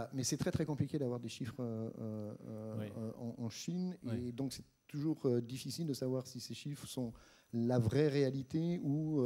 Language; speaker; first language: French; native; French